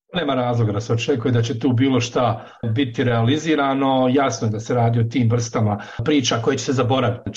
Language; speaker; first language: Croatian; native; Croatian